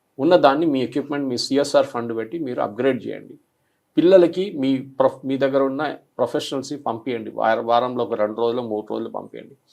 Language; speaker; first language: Telugu; non-native, local second language; Malayalam